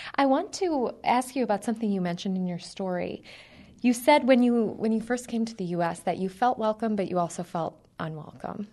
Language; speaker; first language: English; native; English